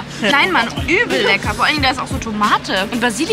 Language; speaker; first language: German; native; German